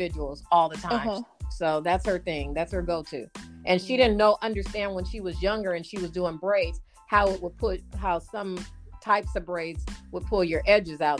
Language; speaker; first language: English; native; English